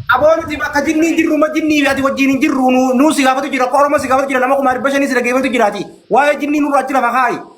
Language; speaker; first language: Oromo; native; Oromo